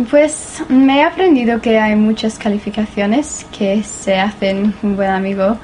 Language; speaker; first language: Spanish; non-native, learner; English